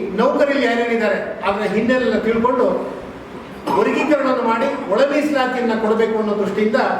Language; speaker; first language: Kannada; non-native, local second language; Lambadi